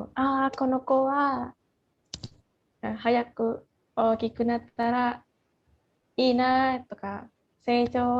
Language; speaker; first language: Japanese; non-native, fluent; Indonesian